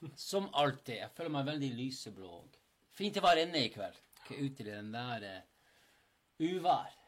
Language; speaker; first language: Norwegian; non-native, fluent; English